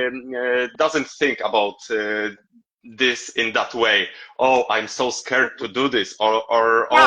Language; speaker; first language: English; non-native, learner; Polish